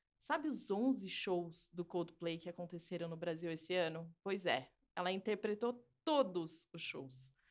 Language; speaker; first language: Portuguese; native; Portuguese